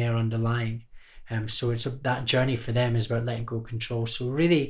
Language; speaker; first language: English; native; English